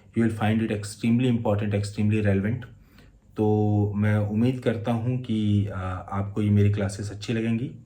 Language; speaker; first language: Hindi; native; Hindi